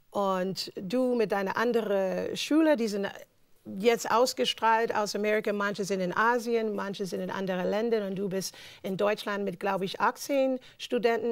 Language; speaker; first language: German; non-native, fluent; English